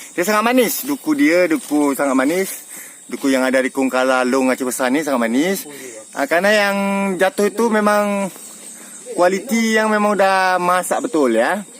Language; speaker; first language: Malay; non-native, local second language; Achinese